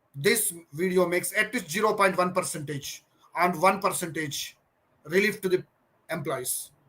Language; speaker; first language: English; non-native, local second language; Telugu